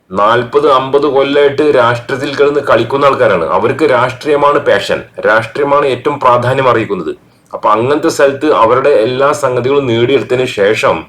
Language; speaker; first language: Malayalam; native; Malayalam